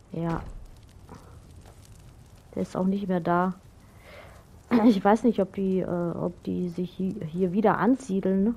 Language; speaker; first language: German; native; German